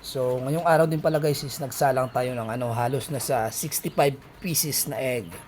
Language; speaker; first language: Filipino; non-native, local second language; Aklanon